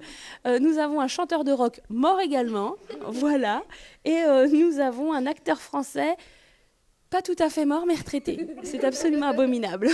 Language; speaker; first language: French; native; French